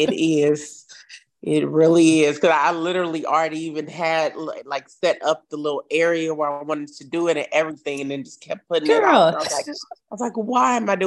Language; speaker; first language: English; native; English